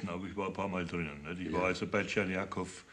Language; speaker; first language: German; native; German